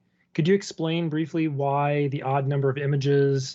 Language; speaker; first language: English; native; English